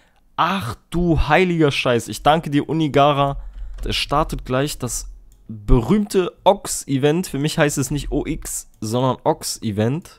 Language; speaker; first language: German; native; German